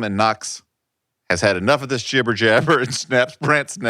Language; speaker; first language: English; native; English